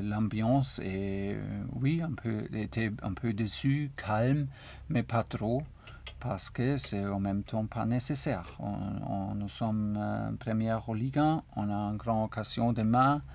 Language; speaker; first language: French; non-native, learner; German